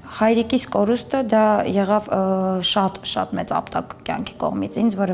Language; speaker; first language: Armenian; native; Armenian